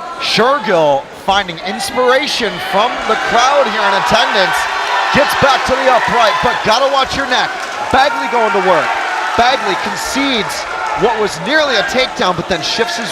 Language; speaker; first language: English; native; English